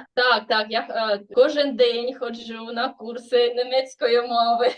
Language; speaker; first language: Russian; native; Russian